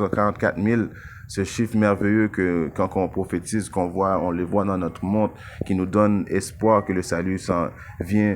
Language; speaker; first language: French; native; French